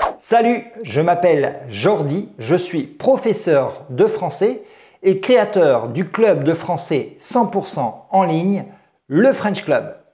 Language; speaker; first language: French; native; French